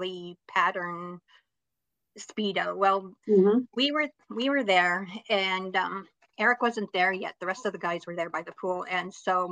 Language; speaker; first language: English; native; English